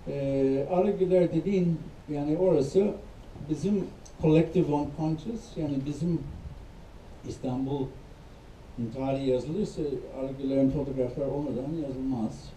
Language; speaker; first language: Turkish; non-native, fluent; English